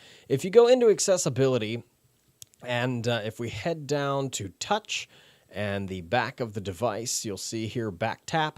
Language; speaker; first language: English; native; English